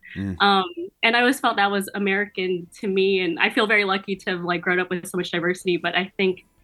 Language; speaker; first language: English; native; English